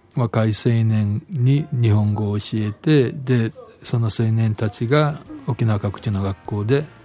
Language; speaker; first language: Japanese; native; Japanese